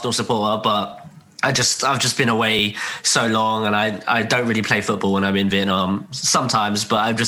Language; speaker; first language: English; non-native, local second language; Cantonese